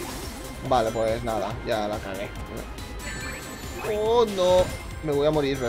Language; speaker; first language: Spanish; native; Spanish